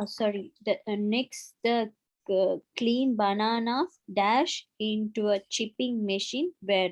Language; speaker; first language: English; non-native, learner; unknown